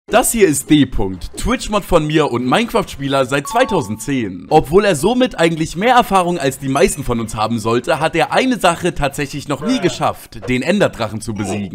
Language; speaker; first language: German; native; German